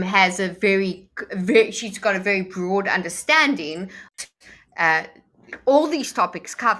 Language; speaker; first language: English; native; English